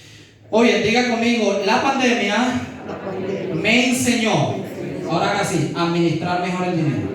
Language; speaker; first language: Spanish; native; Spanish